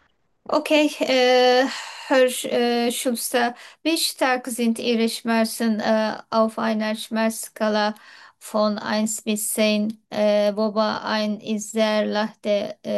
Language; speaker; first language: German; non-native, learner; Turkish